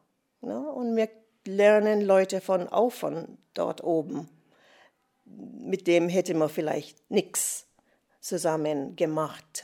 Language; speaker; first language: German; non-native, fluent; English